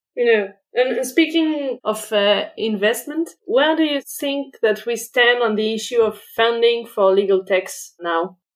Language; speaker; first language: English; non-native, fluent; French